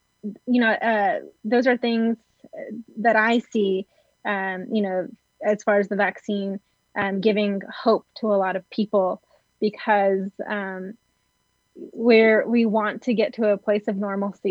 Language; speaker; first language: English; native; English